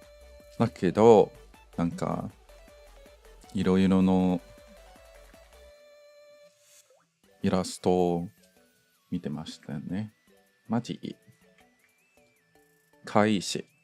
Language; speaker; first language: Japanese; non-native, learner; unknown